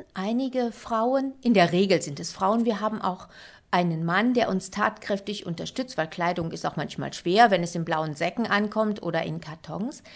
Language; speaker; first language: German; native; German